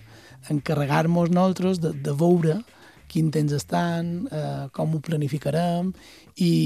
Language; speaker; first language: Catalan; native; Catalan